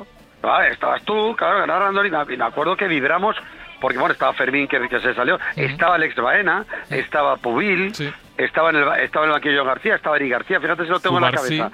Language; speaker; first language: Spanish; native; Spanish